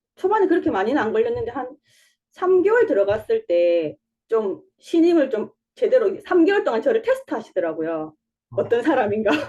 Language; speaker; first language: Korean; native; Korean